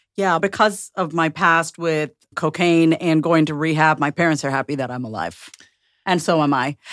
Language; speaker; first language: English; native; English